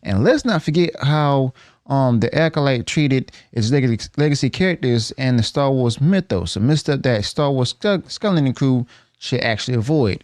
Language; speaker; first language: English; native; English